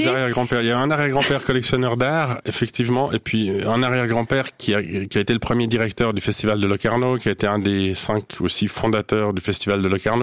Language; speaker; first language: French; non-native, local second language; Swiss German